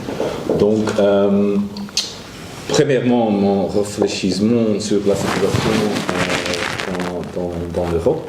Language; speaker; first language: French; non-native, learner; Dutch